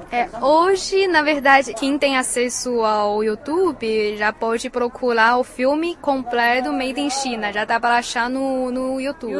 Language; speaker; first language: Portuguese; non-native, fluent; Chinese